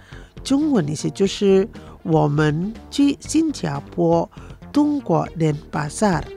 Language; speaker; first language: Chinese; non-native, fluent; Indonesian